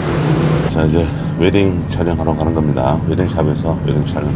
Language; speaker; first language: Korean; native; Korean